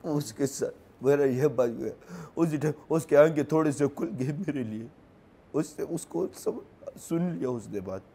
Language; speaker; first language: Urdu; non-native, local second language; Pashto